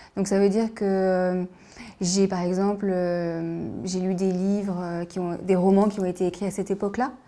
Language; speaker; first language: French; native; French